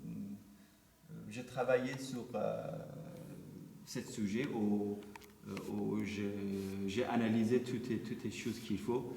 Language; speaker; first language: French; non-native, learner; Persian